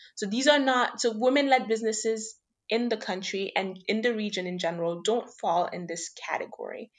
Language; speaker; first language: English; non-native, fluent; French